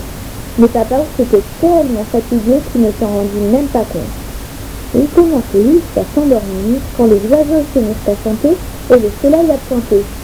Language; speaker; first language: French; native; French